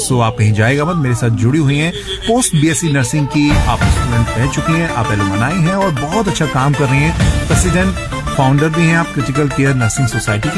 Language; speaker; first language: Hindi; native; Hindi